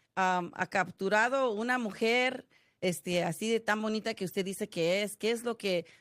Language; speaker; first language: Spanish; early bilingual, heritage; Spanish